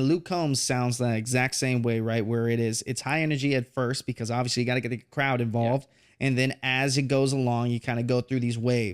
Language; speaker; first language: English; native; English